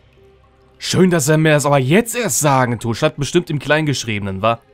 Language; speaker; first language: German; native; German